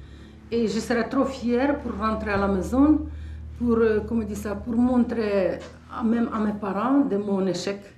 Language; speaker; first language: French; non-native, fluent; Russian